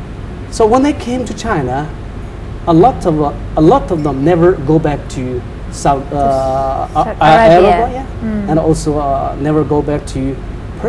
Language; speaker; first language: English; non-native, fluent; Chinese